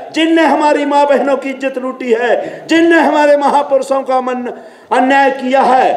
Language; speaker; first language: Hindi; native; Hindi